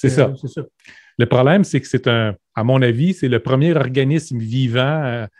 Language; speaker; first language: French; native; French